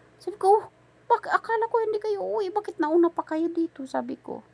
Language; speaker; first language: Filipino; native; Filipino